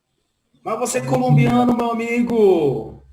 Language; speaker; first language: Portuguese; non-native, fluent; Spanish